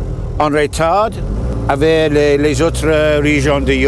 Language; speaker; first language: French; non-native, learner; English